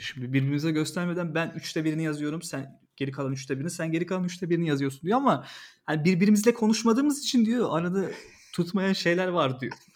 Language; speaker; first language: Turkish; native; Turkish